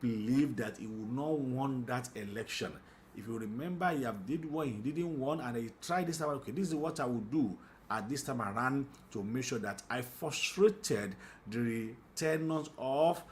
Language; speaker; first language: English; non-native, local second language; Yoruba